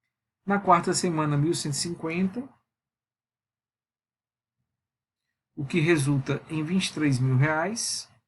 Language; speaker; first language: Portuguese; native; Portuguese